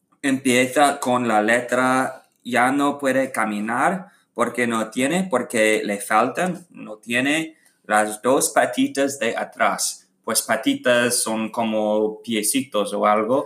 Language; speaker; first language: Spanish; non-native, learner; English